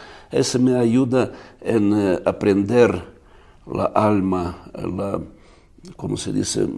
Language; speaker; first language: Spanish; non-native, fluent; Russian